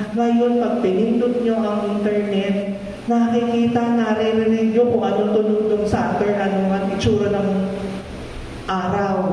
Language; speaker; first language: Filipino; non-native, local second language; Pampanga